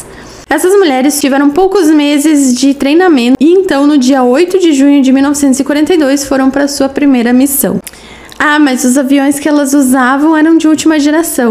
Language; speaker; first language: Portuguese; native; Portuguese